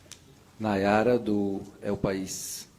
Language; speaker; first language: Portuguese; native; Portuguese